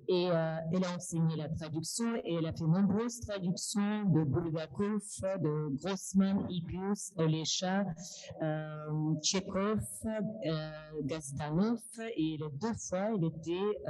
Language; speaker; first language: French; non-native, fluent; Russian